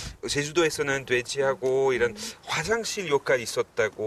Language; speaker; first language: Korean; non-native, fluent; French